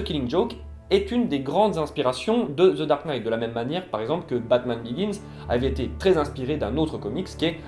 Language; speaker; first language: French; native; French